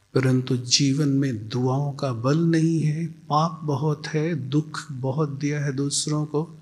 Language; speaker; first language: Hindi; native; Hindi